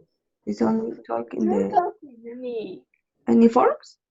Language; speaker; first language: English; non-native, learner; Spanish